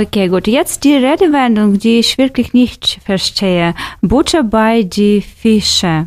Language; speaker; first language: German; non-native, fluent; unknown